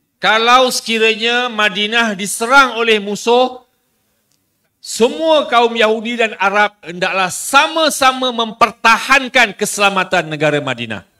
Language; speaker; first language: Malay; native; Malay